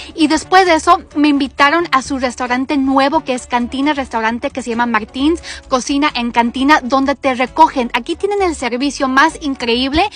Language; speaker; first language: Spanish; early bilingual, heritage; Spanish